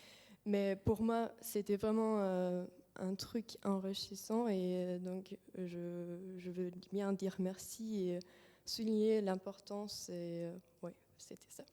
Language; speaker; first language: French; non-native, fluent; German